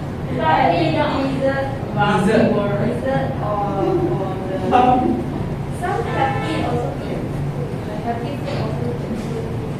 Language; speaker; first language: English; non-native, learner; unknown